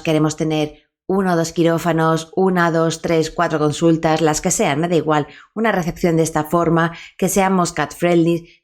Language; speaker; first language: Spanish; native; Spanish